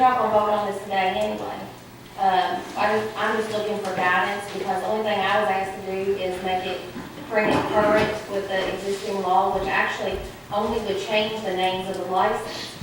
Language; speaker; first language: English; native; English